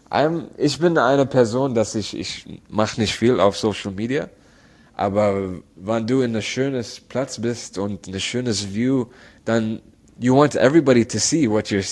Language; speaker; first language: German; non-native, learner; Arabic